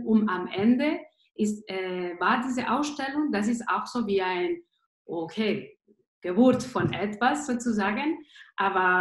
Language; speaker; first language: German; non-native, fluent; Spanish